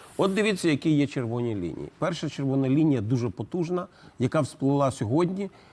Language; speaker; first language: Ukrainian; native; Ukrainian